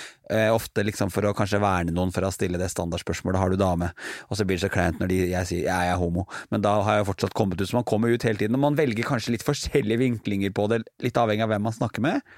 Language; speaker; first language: Norwegian; native; Norwegian